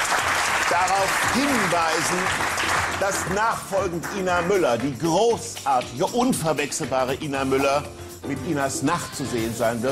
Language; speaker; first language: German; native; German